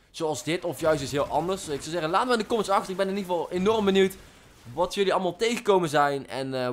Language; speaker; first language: Dutch; native; Dutch